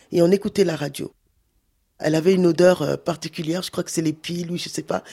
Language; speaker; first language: French; early bilingual, other home language; Wolof